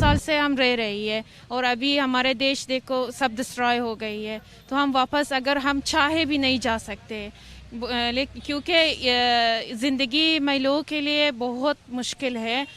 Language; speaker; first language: Hindi; non-native, learner; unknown